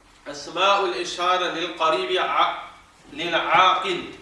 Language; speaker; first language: Arabic; non-native, fluent; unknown